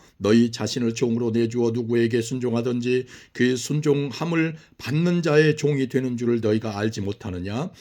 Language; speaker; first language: Korean; native; Korean